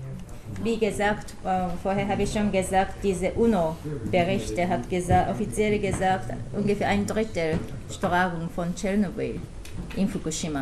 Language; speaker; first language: German; non-native, fluent; Japanese